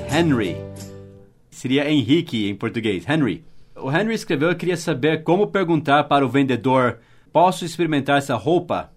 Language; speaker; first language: Portuguese; non-native, fluent; English